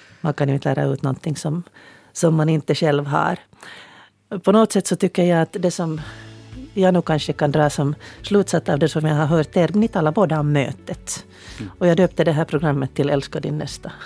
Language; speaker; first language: Swedish; native; Swedish